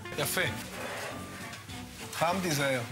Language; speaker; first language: Hebrew; native; Hebrew